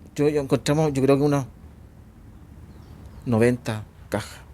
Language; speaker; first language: Spanish; native; Spanish